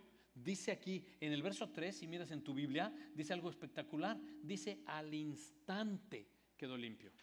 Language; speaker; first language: Spanish; native; Spanish